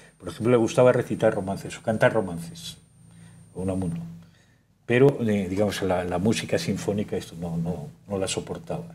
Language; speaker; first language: Spanish; native; Spanish